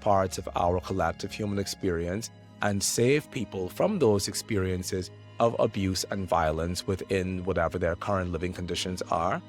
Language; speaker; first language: English; native; English